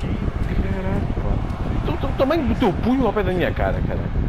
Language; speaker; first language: Portuguese; native; Portuguese